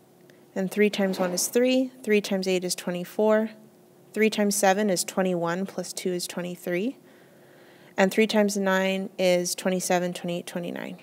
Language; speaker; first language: English; native; English